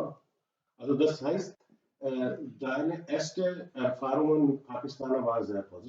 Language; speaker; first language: German; non-native, learner; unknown